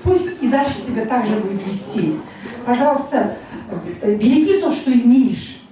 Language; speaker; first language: Russian; non-native, local second language; Kazakh